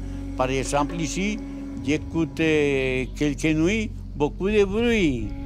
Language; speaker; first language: French; non-native, learner; Spanish